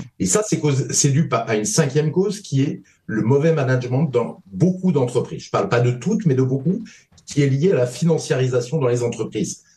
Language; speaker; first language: French; native; French